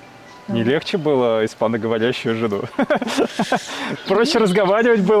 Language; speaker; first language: Russian; native; Russian